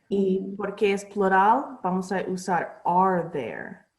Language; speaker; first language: Spanish; non-native, learner; English